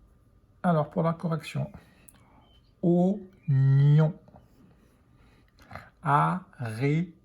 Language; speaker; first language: French; native; French